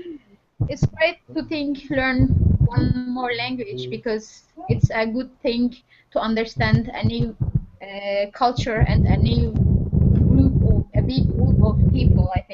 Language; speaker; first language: English; non-native, learner; Turkish